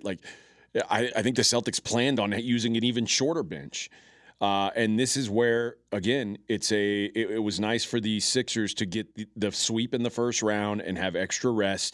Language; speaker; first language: English; native; English